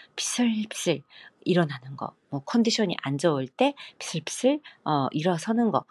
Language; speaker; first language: Korean; non-native, fluent; Japanese